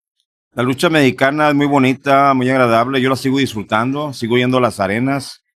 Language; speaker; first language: Spanish; native; Spanish